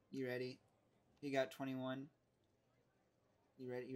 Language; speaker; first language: English; native; English